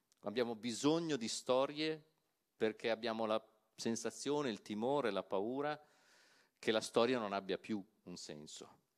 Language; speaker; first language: Italian; native; Italian